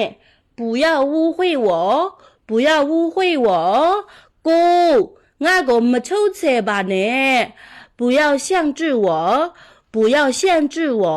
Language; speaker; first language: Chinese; non-native, fluent; Burmese